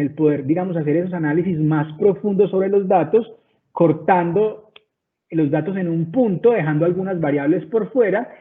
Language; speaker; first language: Spanish; native; Spanish